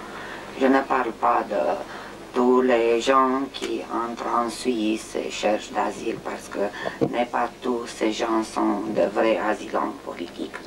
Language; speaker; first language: French; non-native, learner; Romanian